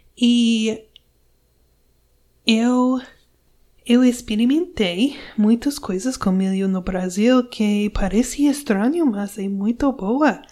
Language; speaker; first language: Portuguese; non-native, learner; English